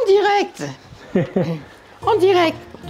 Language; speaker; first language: French; native; French